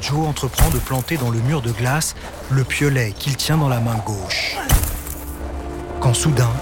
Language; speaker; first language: French; native; French